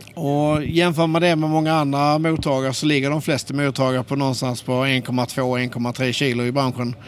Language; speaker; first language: Swedish; native; Swedish